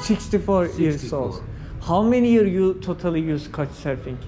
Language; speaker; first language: English; non-native, learner; Turkish